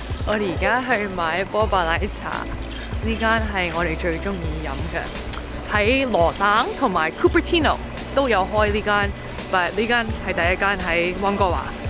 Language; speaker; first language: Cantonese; early bilingual, heritage; Cantonese